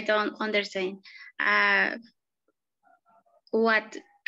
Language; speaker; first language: English; non-native, learner; Spanish